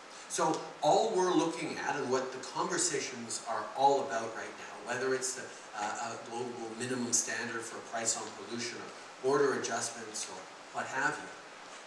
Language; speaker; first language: English; early bilingual, other home language; French